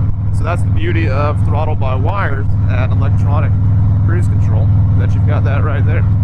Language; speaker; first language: English; native; English